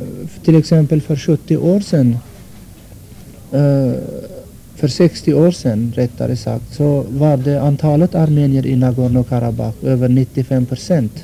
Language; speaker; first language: Swedish; non-native, fluent; Armenian